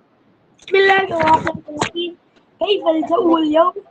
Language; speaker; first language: Arabic; non-native, learner; Urdu